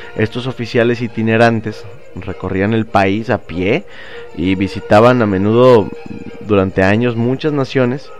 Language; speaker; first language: Spanish; native; Spanish